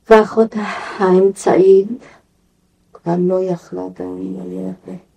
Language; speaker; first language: Hebrew; non-native, fluent; Yiddish